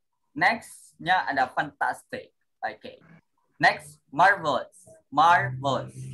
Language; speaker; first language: English; non-native, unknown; Indonesian